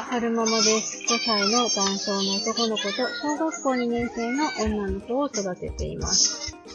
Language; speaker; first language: Japanese; native; Japanese